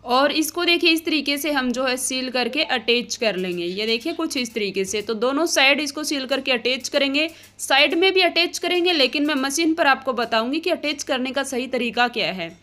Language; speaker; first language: Hindi; native; Hindi